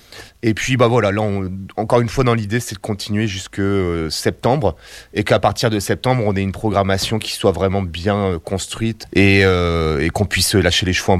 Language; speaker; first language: French; native; French